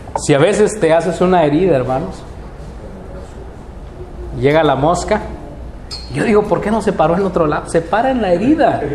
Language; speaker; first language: Spanish; native; Spanish